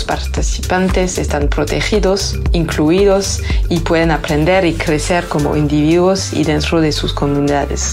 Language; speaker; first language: Spanish; native; Spanish